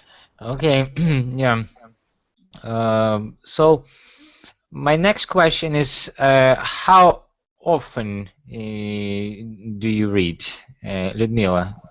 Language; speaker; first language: English; non-native, fluent; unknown